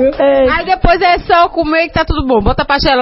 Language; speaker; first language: Portuguese; native; Portuguese